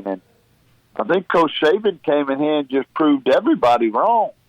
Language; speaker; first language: English; native; English